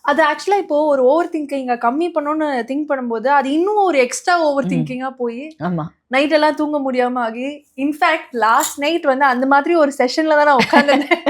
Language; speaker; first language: Tamil; native; Tamil